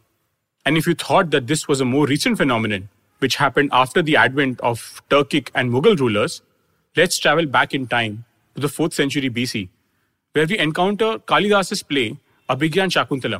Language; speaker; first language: English; non-native, local second language; Hindi